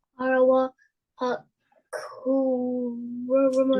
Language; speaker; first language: Japanese; non-native, learner; English